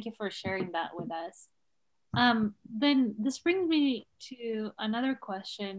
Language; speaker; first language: English; non-native, fluent; Arabic